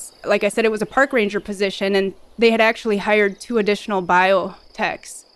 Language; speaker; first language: English; native; English